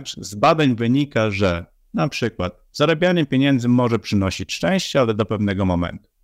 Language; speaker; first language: Polish; native; Polish